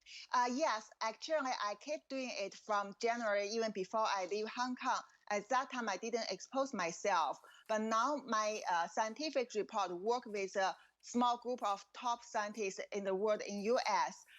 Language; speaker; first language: English; non-native, fluent; Chinese